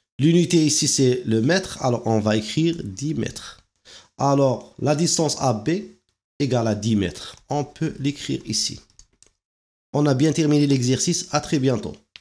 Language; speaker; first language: French; non-native, local second language; Arabic